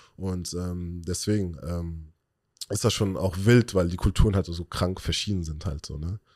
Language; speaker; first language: German; early bilingual, other home language; Persian